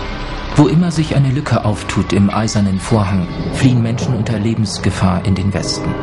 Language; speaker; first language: German; native; German